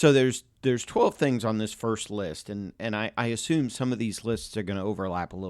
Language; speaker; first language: English; native; English